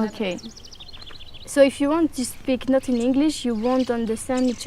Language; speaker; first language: English; non-native, learner; French